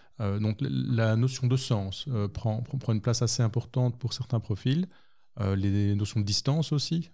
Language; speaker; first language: French; native; French